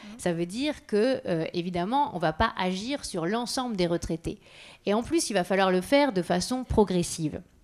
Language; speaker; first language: French; native; French